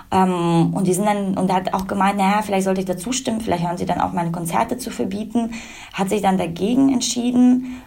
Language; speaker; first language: German; early bilingual, other home language; Russian